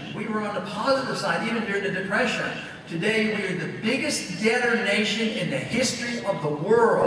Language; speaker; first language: English; native; English